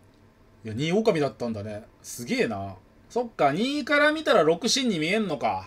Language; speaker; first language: Japanese; native; Japanese